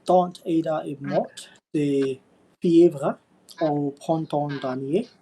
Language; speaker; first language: French; non-native, learner; English